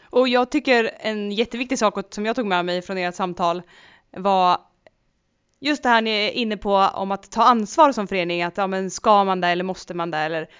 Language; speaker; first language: Swedish; native; Swedish